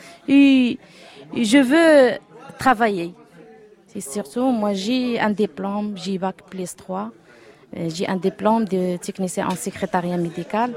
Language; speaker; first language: French; non-native, learner; Arabic